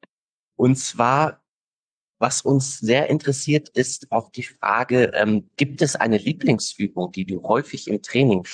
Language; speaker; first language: German; native; German